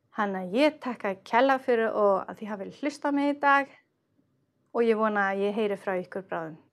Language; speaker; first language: Icelandic; non-native, fluent; Swedish